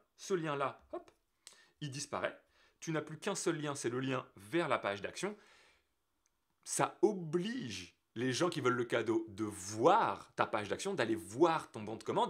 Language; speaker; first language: French; native; French